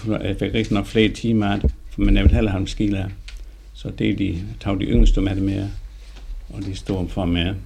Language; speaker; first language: Danish; native; Danish